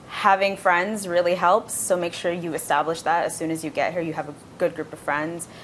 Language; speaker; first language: English; non-native, local second language; Bangla